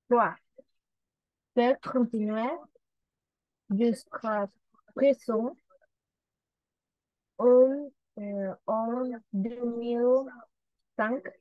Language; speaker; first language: French; non-native, learner; Spanish